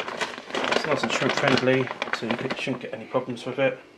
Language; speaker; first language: English; native; English